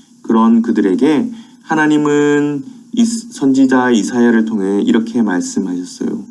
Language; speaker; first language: Korean; native; Korean